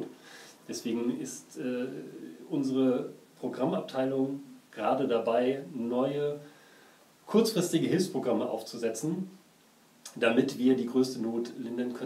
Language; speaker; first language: German; native; German